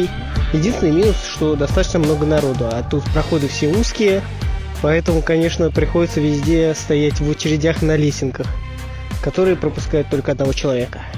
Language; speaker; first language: Russian; native; Russian